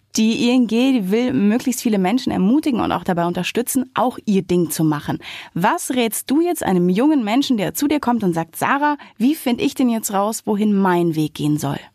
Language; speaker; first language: German; native; German